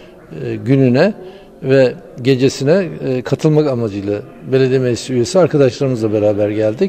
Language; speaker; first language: Turkish; native; Turkish